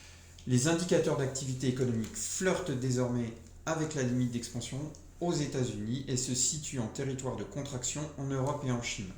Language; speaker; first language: French; native; French